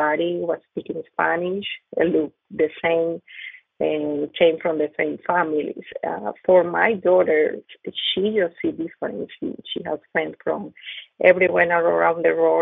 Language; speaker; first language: English; non-native, fluent; Spanish